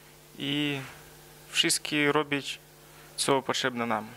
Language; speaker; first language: Polish; non-native, learner; Russian